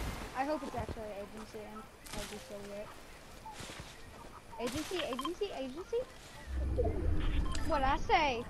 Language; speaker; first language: English; native; English